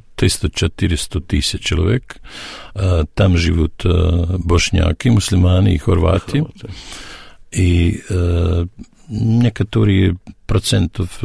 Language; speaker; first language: Russian; non-native, learner; Serbian